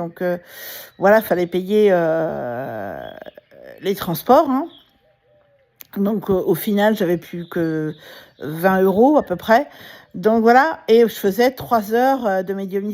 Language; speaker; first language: French; native; French